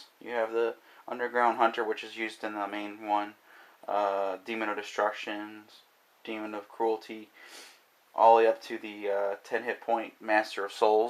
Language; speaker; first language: English; native; English